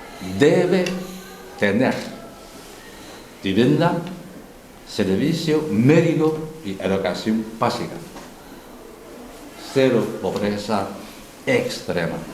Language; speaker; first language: Spanish; non-native, learner; Chinese